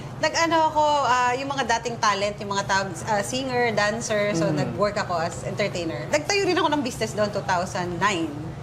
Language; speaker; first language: Filipino; native; Filipino